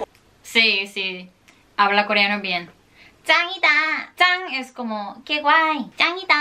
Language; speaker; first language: Spanish; non-native, fluent; Korean